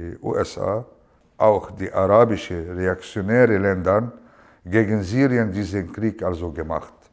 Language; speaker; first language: German; non-native, learner; Arabic